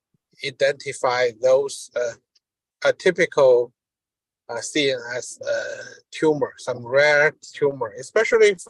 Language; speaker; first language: English; non-native, learner; Chinese